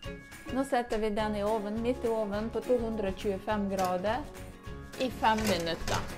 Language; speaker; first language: Norwegian; non-native, learner; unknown